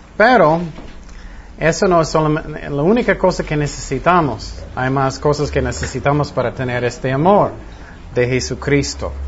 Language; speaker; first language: Spanish; non-native, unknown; English